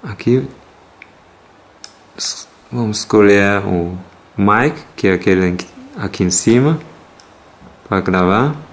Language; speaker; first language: Portuguese; non-native, fluent; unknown